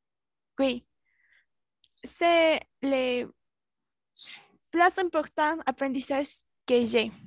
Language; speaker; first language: French; non-native, learner; Spanish